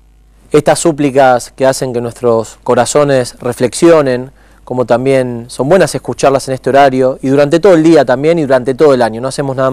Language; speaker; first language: Spanish; native; Spanish